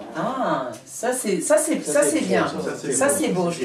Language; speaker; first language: French; native; French